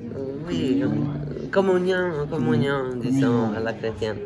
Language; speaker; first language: French; non-native, fluent; Italian